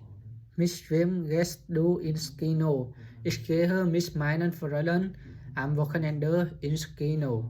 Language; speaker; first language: German; non-native, learner; Vietnamese